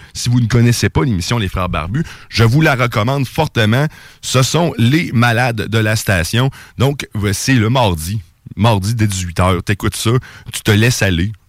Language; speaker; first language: French; native; French